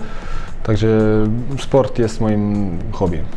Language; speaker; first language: Polish; non-native, fluent; Croatian